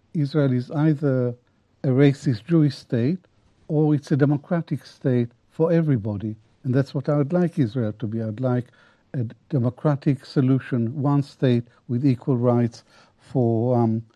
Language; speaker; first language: English; non-native, fluent; Arabic